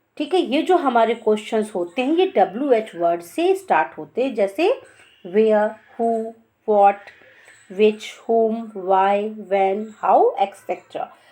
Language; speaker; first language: Hindi; native; Hindi